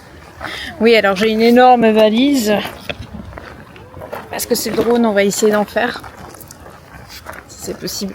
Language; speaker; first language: French; native; French